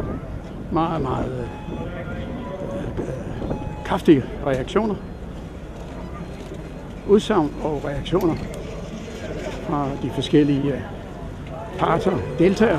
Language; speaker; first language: Danish; native; Danish